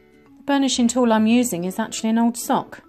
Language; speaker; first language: English; native; English